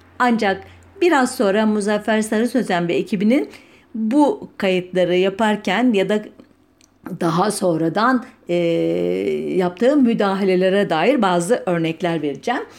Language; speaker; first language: Turkish; native; Turkish